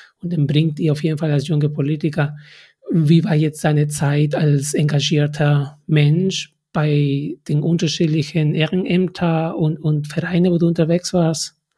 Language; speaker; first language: German; non-native, fluent; Spanish